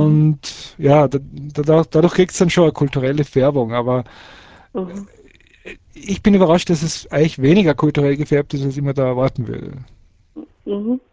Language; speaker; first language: German; early bilingual, other home language; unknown